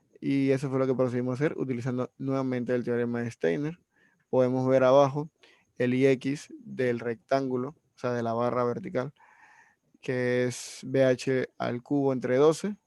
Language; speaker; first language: Spanish; native; Spanish